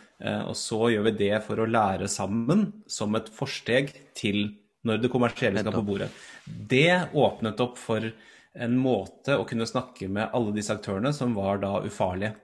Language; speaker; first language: Norwegian; native; Norwegian